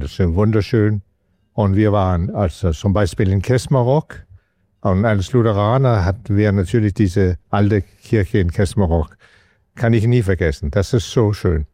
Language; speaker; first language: German; non-native, fluent; Danish